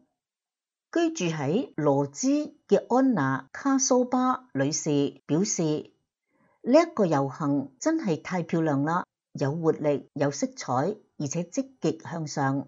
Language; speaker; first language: Chinese; non-native, local second language; Cantonese